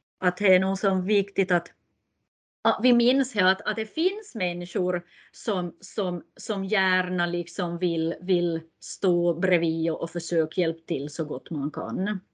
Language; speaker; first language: Swedish; native; Swedish